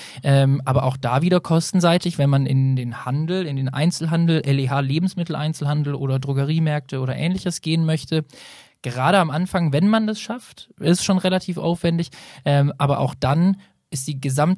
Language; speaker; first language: German; native; German